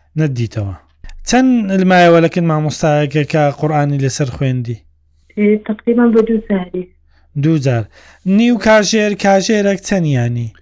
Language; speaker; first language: Central Kurdish; native; Central Kurdish